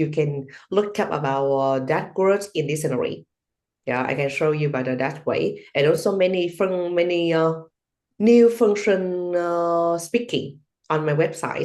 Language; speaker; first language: English; non-native, learner; Vietnamese